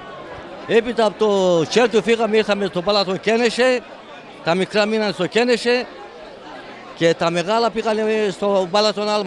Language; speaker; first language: Greek; early bilingual, heritage; Greek